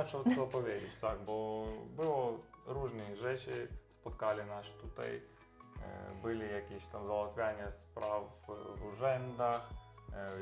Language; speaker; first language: Polish; non-native, learner; Russian